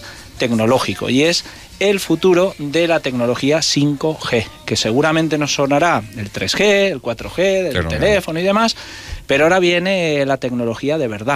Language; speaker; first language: Spanish; native; Spanish